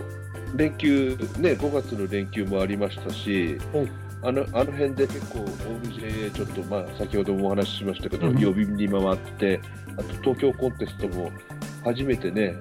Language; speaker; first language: Japanese; native; Japanese